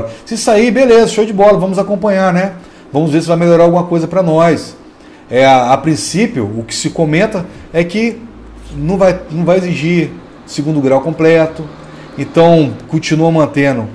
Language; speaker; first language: Portuguese; native; Portuguese